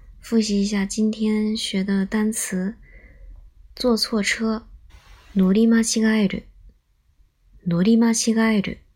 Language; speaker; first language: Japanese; non-native, fluent; Chinese